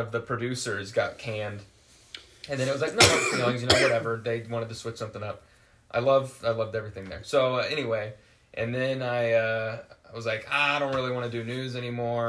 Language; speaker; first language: English; native; English